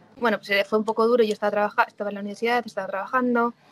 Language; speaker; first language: Spanish; native; Spanish